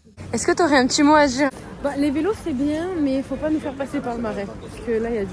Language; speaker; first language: French; native; French